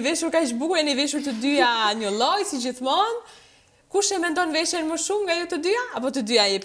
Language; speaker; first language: Albanian; native; Albanian